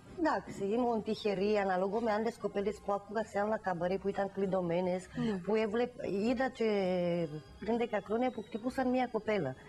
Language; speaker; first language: Greek; non-native, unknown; Romanian